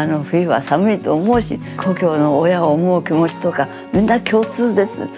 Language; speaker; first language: Japanese; native; Japanese